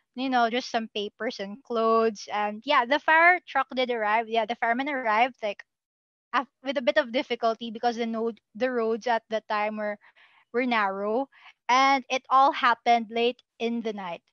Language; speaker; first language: English; non-native, local second language; Cebuano